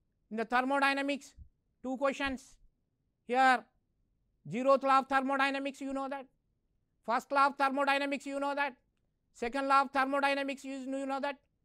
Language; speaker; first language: English; non-native, local second language; Telugu